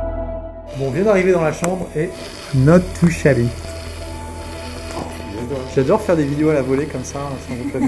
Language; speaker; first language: French; native; French